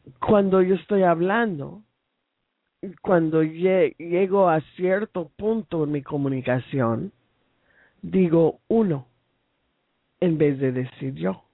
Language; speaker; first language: Spanish; non-native, fluent; English